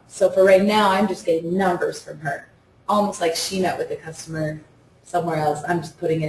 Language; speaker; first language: English; native; English